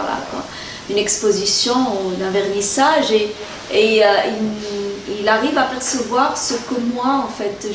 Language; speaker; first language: French; non-native, local second language; Arabic